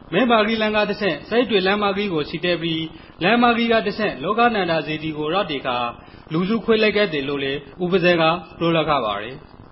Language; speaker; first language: Burmese; native; Burmese